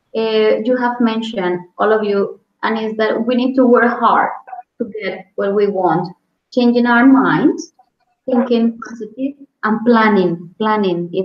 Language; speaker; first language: English; non-native, fluent; Spanish